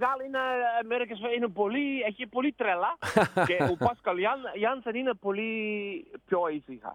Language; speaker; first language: Greek; non-native, learner; Dutch